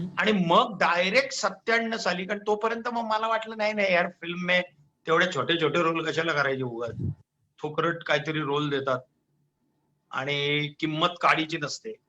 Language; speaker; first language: Marathi; non-native, local second language; Gujarati